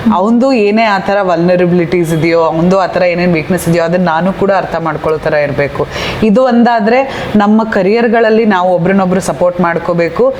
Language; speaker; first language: Kannada; native; Kannada